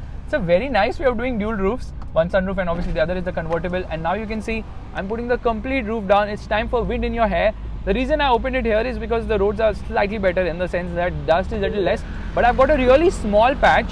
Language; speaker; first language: English; non-native, local second language; Hindi